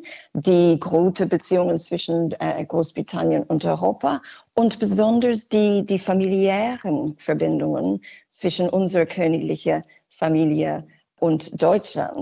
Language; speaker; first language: German; non-native, fluent; English